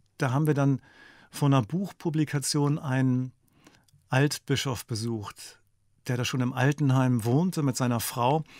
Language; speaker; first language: German; native; German